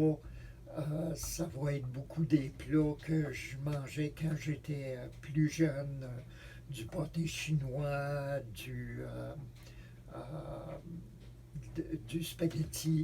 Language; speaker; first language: French; native; French